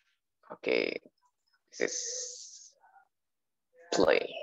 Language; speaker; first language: English; non-native, learner; Indonesian